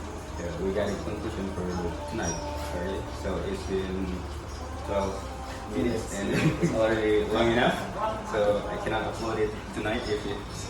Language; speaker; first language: English; non-native, local second language; Indonesian